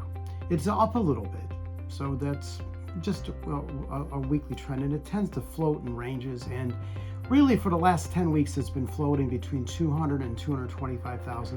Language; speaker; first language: English; native; English